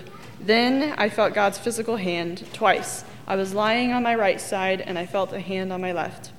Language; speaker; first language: English; native; English